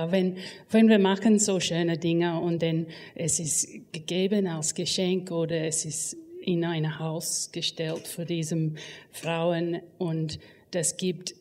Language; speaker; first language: German; non-native, learner; English